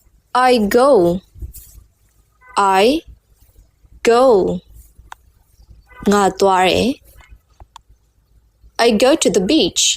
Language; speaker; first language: English; non-native, learner; Burmese